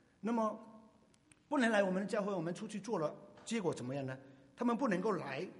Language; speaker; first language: Chinese; non-native, local second language; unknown